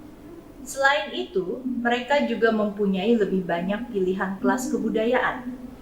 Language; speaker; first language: Indonesian; native; Indonesian